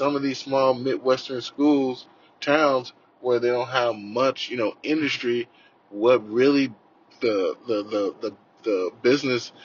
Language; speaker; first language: English; native; English